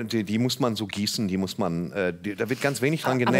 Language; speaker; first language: German; native; German